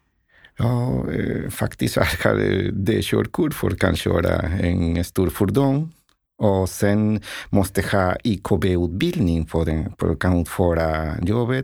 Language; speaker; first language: Swedish; non-native, learner; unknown